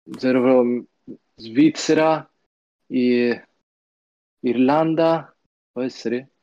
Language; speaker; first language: Italian; native; Italian